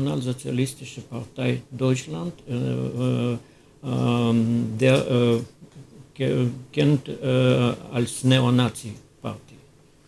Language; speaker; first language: German; non-native, learner; Russian